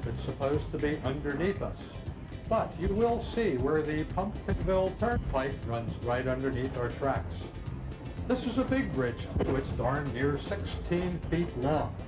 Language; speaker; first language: English; native; English